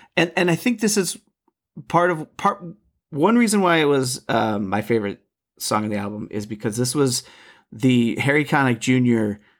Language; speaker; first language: English; native; English